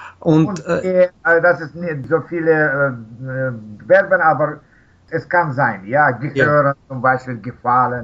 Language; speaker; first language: German; non-native, fluent; Russian